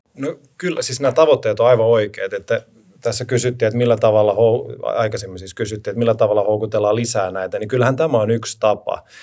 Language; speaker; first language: Finnish; non-native, local second language; Swedish